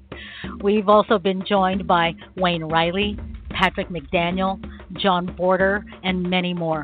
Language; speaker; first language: English; native; English